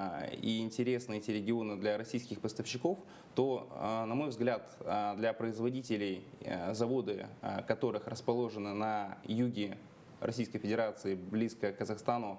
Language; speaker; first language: Russian; native; Russian